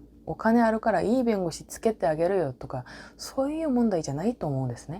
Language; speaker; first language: Japanese; non-native, fluent; Korean